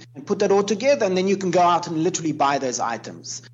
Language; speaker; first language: English; native; English